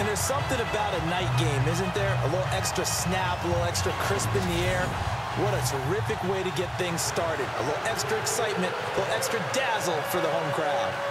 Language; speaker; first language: English; native; English